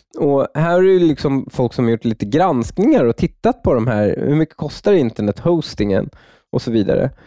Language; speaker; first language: Swedish; native; Swedish